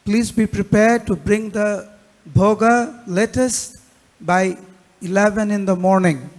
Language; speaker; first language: English; non-native, local second language; Bangla